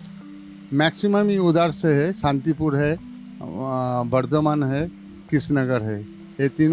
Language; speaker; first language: Hindi; non-native, local second language; Bangla